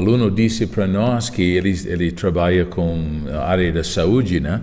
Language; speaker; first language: Portuguese; non-native, fluent; English